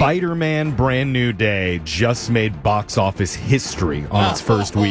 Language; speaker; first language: English; native; English